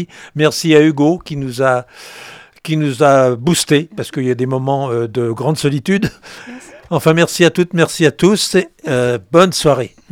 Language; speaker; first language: French; native; French